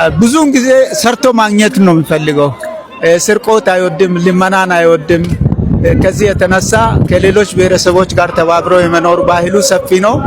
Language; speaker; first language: Amharic; non-native, local second language; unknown